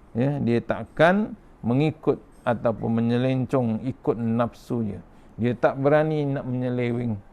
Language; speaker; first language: Malay; native; Malay